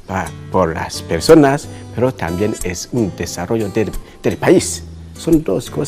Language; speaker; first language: Spanish; non-native, local second language; Kinyarwanda